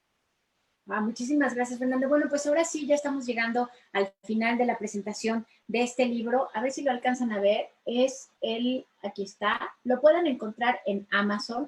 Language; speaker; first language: Spanish; native; Spanish